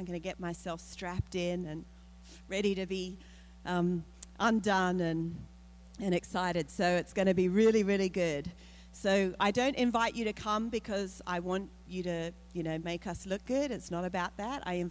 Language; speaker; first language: English; native; English